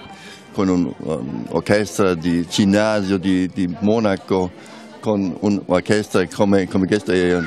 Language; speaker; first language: Italian; non-native, fluent; German